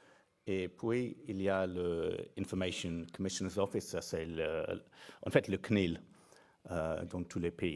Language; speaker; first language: French; non-native, fluent; English